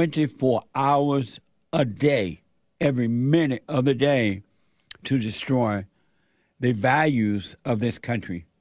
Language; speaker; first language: English; native; English